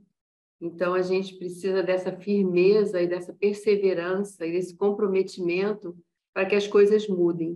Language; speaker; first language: Portuguese; native; Portuguese